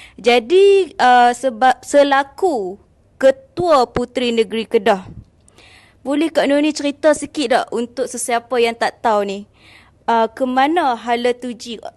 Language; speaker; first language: Malay; native; Malay